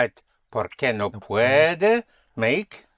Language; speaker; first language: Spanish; non-native, fluent; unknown